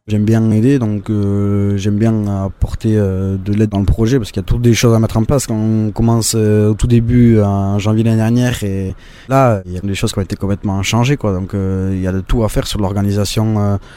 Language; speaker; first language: French; native; French